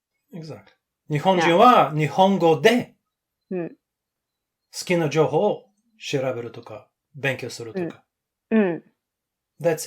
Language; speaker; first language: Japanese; non-native, learner; English